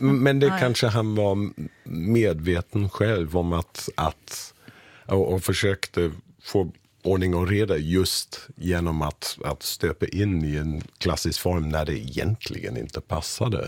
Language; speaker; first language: Swedish; non-native, fluent; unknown